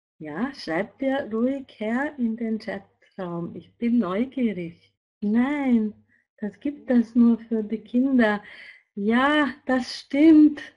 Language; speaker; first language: German; non-native, fluent; Hungarian